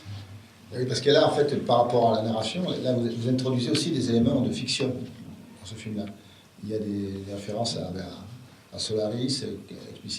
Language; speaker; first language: French; native; French